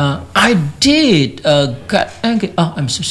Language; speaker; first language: English; non-native, fluent; Indonesian